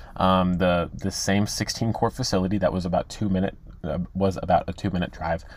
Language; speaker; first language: English; native; English